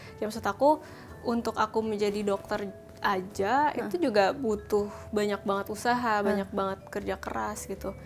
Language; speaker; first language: Indonesian; non-native, local second language; Javanese